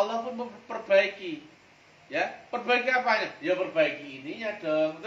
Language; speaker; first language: Indonesian; native; Indonesian